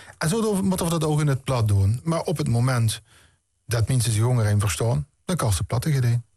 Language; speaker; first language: Dutch; native; Dutch